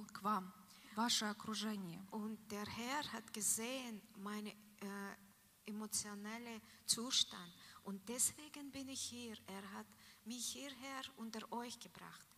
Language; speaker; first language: German; non-native, learner; Russian